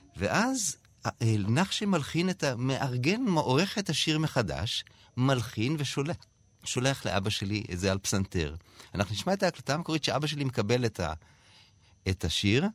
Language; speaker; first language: Hebrew; native; Hebrew